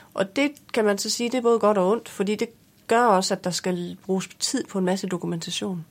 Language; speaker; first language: Danish; native; Danish